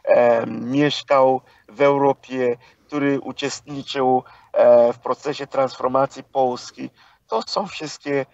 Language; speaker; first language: Polish; non-native, fluent; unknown